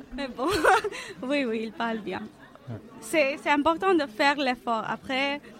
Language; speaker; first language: French; non-native, fluent; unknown